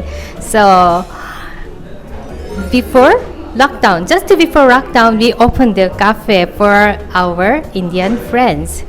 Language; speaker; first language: English; non-native, learner; Korean